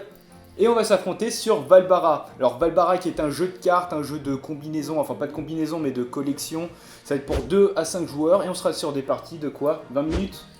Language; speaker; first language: French; native; French